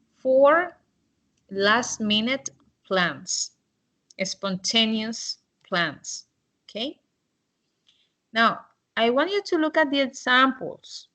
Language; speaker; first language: English; non-native, fluent; Spanish